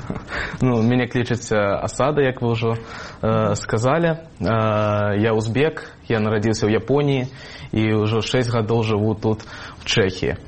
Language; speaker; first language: Ukrainian; non-native, fluent; Russian